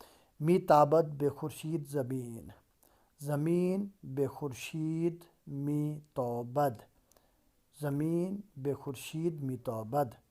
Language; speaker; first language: Persian; non-native, fluent; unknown